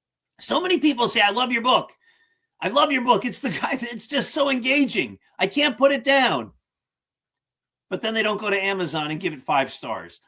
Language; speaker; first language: English; native; English